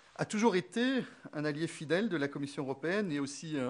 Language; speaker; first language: French; non-native, local second language; Luxembourgish